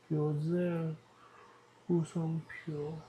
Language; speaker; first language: Korean; non-native, learner; Dutch